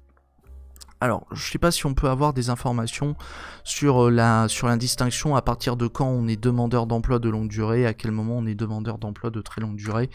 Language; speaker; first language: French; native; French